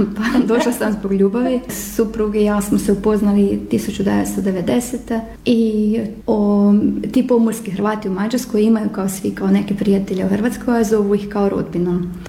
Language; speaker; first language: Croatian; early bilingual, heritage; Croatian